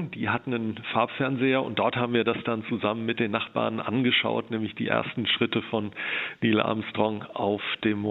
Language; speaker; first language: German; native; German